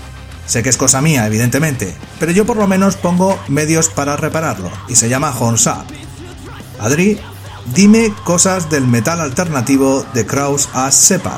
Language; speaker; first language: Spanish; native; Spanish